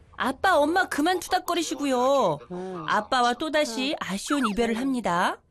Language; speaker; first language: Korean; native; Korean